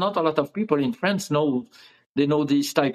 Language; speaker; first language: English; non-native, learner; French